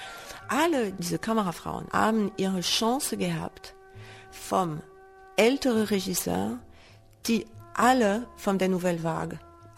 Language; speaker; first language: German; non-native, fluent; French